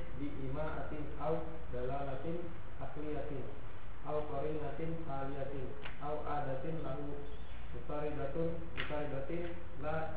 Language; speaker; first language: Arabic; non-native, fluent; Indonesian